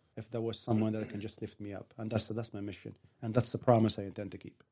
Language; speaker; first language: English; non-native, fluent; Arabic